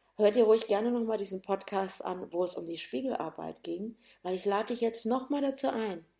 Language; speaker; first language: German; native; German